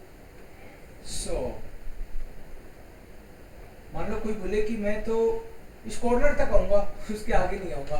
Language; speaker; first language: Hindi; native; Hindi